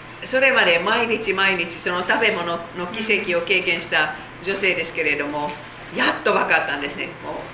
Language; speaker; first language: Japanese; non-native, fluent; Korean